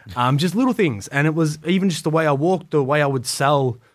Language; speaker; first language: English; native; English